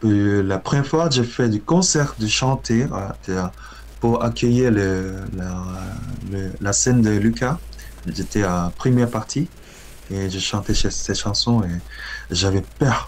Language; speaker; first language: French; non-native, learner; Korean